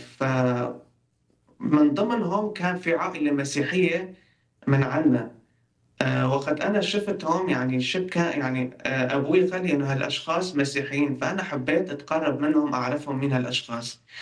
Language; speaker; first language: Arabic; non-native, local second language; Kurdish